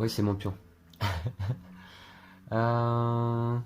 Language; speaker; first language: French; native; French